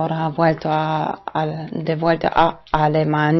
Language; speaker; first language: Spanish; non-native, fluent; German